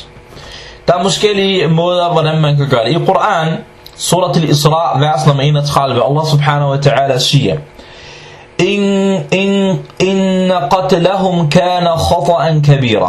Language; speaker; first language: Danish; non-native, fluent; Arabic